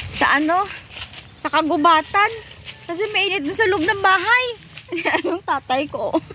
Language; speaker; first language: Filipino; non-native, local second language; Hiligaynon